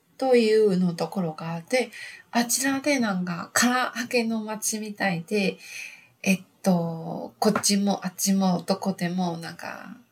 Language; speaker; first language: Japanese; non-native, learner; Chinese